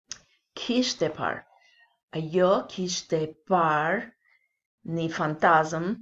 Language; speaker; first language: Albanian; non-native, learner; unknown